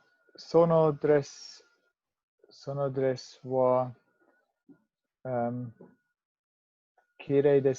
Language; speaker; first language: Japanese; non-native, learner; English